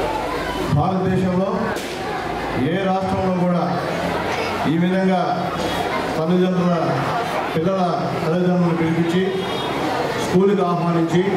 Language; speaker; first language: Telugu; native; Telugu